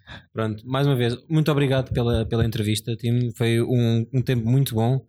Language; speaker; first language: Portuguese; native; Portuguese